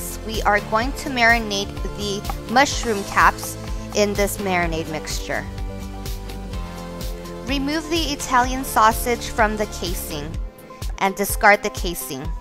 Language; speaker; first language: English; native; English